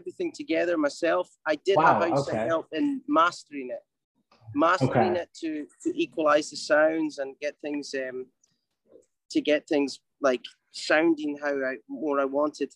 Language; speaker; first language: English; native; English